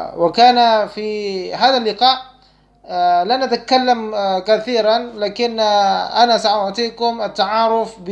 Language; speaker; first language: Arabic; non-native, fluent; Indonesian